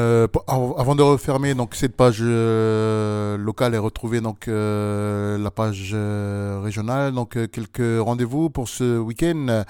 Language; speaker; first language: French; native; French